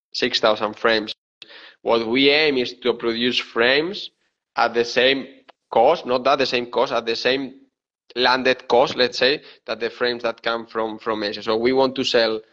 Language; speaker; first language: English; non-native, fluent; Spanish